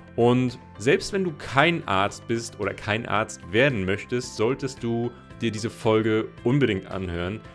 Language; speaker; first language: German; native; German